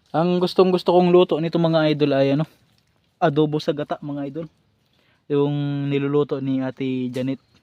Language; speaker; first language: Filipino; native; Filipino